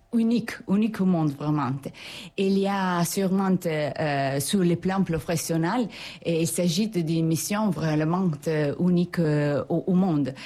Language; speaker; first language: French; non-native, fluent; Italian